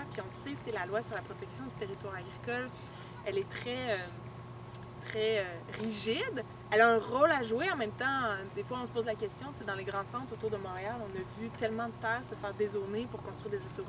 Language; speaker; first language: French; native; French